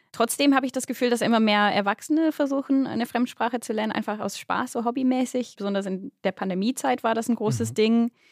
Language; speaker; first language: German; non-native, fluent; English